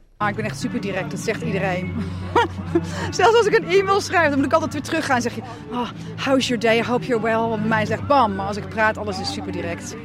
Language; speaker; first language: Dutch; native; Dutch